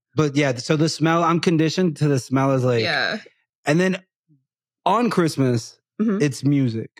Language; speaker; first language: English; non-native, fluent; Spanish